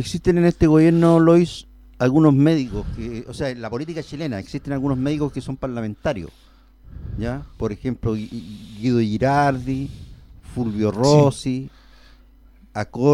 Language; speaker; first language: Spanish; native; Spanish